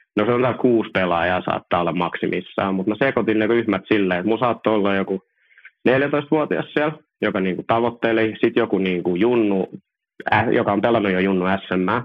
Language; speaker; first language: Finnish; early bilingual, other home language; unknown